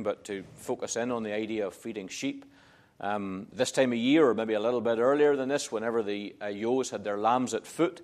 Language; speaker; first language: English; native; English